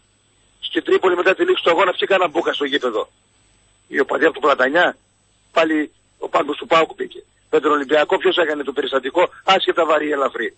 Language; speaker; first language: Greek; native; Greek